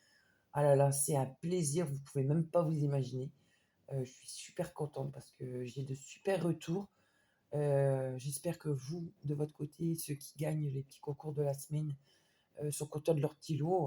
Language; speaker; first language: French; native; French